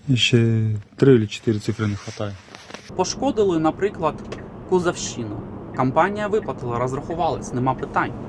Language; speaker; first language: Ukrainian; non-native, local second language; Russian